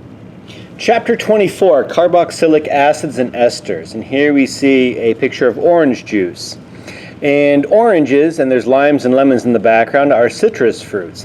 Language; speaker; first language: English; native; English